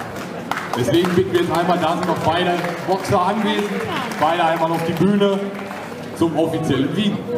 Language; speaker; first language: German; native; German